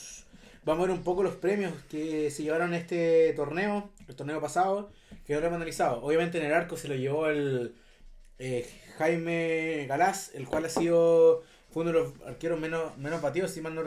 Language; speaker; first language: Spanish; native; Spanish